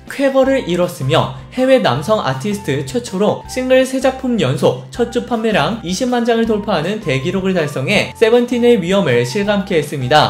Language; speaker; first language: Korean; native; Korean